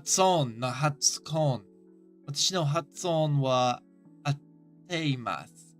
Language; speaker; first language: Japanese; non-native, learner; English